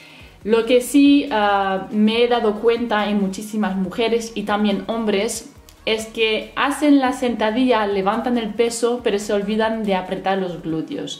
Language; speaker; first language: Spanish; native; Spanish